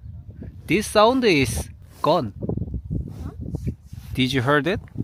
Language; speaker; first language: English; non-native, learner; Korean